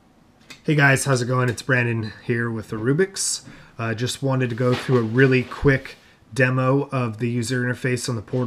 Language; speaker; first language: English; native; English